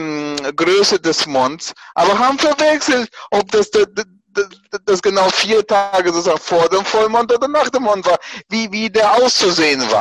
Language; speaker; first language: German; non-native, fluent; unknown